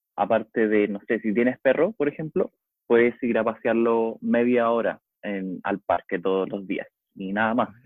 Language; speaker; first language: Spanish; native; Spanish